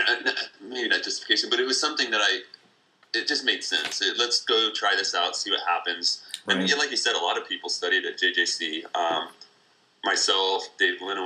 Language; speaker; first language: English; native; English